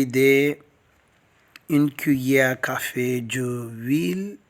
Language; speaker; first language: French; non-native, learner; Tamil